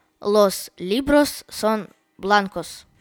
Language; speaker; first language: Spanish; non-native, learner; Russian